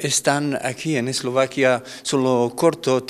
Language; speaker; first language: Spanish; non-native, learner; Slovak